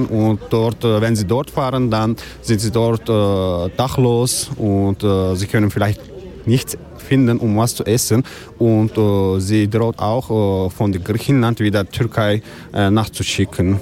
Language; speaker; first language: German; non-native, learner; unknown